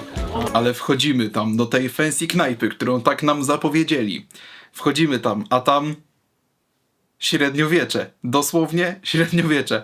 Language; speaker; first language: Polish; native; Polish